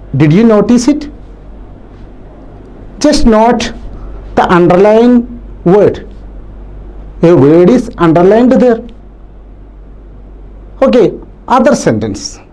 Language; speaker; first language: English; non-native, local second language; Malayalam